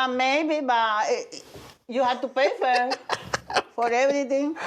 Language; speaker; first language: English; non-native, learner; Spanish